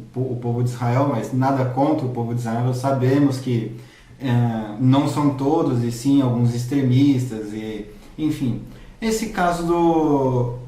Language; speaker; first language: Portuguese; native; Portuguese